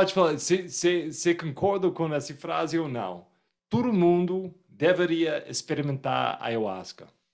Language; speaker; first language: Portuguese; non-native, fluent; English